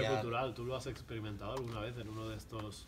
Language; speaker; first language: Spanish; native; Spanish